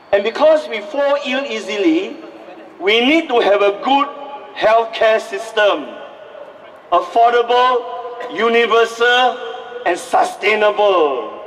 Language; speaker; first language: English; non-native, local second language; Min Nan Chinese